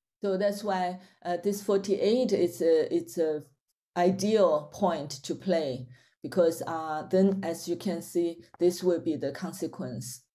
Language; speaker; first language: English; non-native, fluent; Chinese